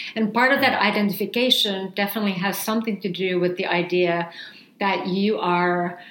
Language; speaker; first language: English; non-native, fluent; Finnish